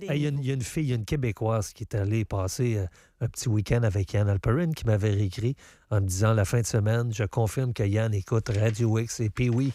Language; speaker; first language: French; native; French